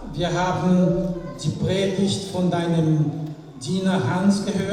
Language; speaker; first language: German; non-native, fluent; French